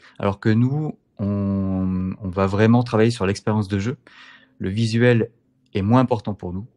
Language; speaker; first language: French; native; French